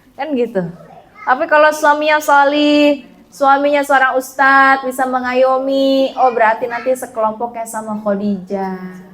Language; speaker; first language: Indonesian; native; Indonesian